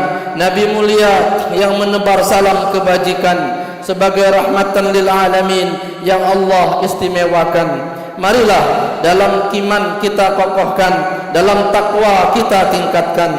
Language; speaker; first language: Indonesian; native; Indonesian